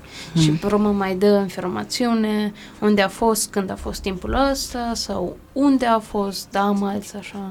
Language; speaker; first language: Romanian; early bilingual, heritage; Romanian